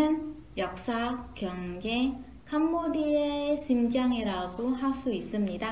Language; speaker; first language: Korean; non-native, fluent; Khmer